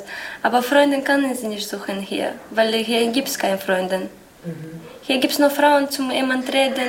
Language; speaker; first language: German; non-native, learner; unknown